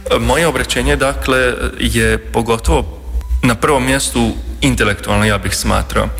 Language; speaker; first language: Croatian; early bilingual, heritage; Croatian